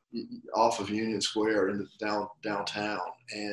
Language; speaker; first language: English; native; English